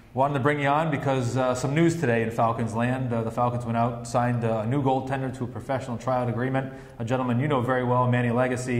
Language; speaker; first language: English; native; English